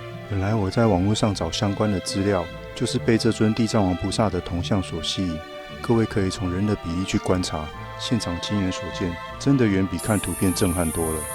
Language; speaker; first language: Chinese; native; Chinese